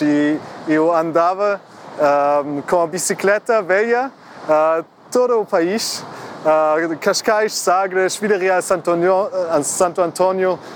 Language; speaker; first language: Portuguese; non-native, fluent; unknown